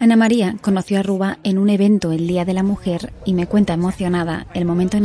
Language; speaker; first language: Spanish; native; Spanish